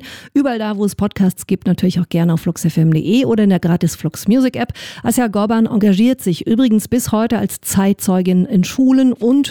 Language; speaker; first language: German; native; German